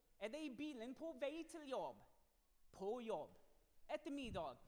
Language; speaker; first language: Norwegian; non-native, fluent; English